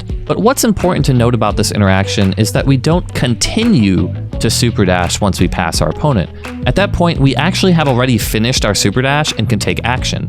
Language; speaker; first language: English; native; English